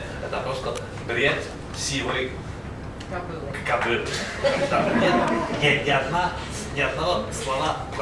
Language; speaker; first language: Russian; non-native, fluent; Polish